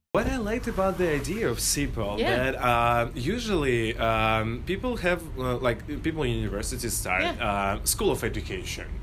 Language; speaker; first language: English; non-native, fluent; Russian